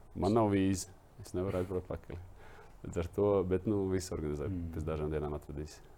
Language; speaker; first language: Latvian; non-native, local second language; Russian